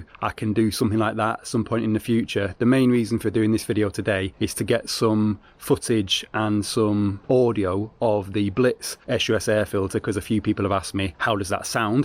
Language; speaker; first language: English; native; English